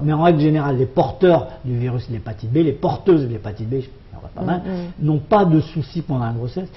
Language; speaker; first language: French; non-native, local second language; Arabic